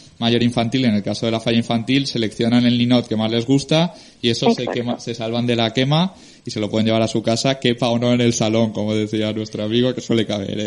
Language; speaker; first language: Spanish; native; Spanish